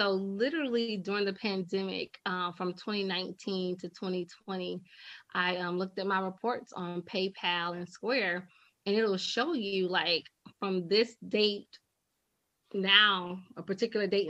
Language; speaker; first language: English; native; English